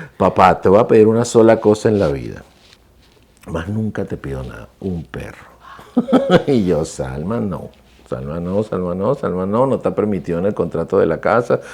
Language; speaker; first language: Spanish; native; Spanish